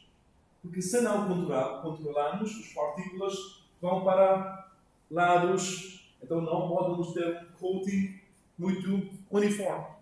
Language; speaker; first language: Portuguese; non-native, learner; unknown